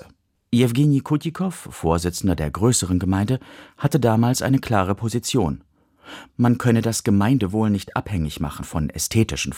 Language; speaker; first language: German; native; German